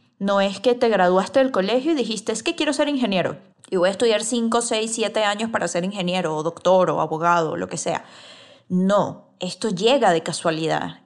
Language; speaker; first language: Spanish; native; Spanish